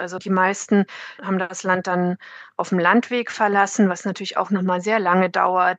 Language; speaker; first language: German; native; German